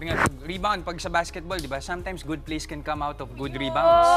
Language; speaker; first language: Filipino; native; Filipino